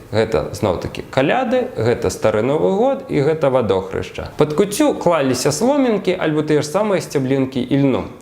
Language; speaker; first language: Belarusian; native; Belarusian